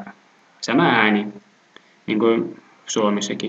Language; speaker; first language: Finnish; non-native, fluent; Russian